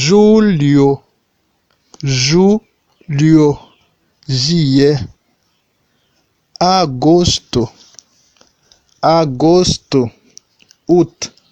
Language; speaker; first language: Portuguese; non-native, fluent; Haitian Creole